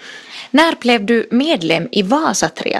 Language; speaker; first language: Swedish; non-native, local second language; Finnish